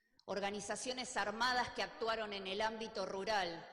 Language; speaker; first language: Spanish; native; Spanish